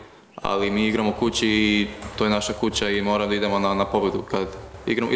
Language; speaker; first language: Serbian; early bilingual, heritage; Croatian